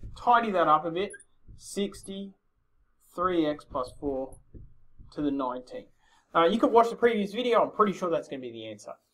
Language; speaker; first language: English; native; English